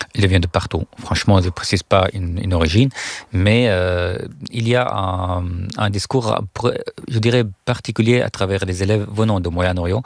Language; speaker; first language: French; non-native, fluent; Arabic